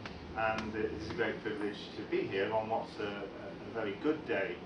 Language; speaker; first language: English; native; English